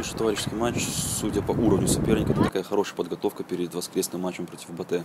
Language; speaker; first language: Russian; native; Russian